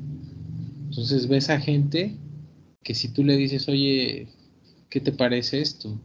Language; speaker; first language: Spanish; native; Spanish